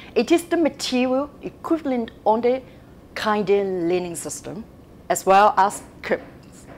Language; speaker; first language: English; non-native, local second language; Cantonese